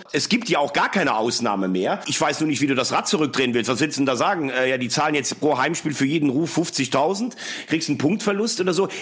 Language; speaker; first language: German; native; German